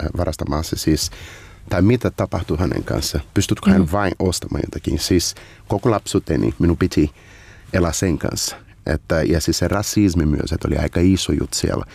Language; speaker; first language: Finnish; non-native, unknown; Portuguese